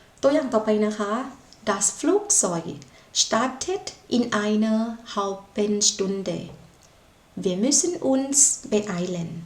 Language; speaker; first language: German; non-native, learner; Thai